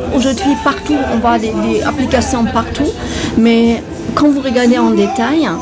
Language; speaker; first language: French; non-native, fluent; German